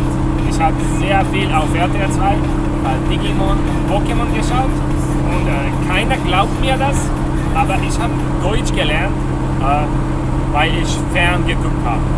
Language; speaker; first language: German; non-native, fluent; Bosnian